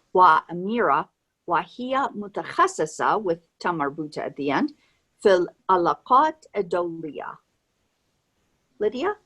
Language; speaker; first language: Arabic; non-native, fluent; English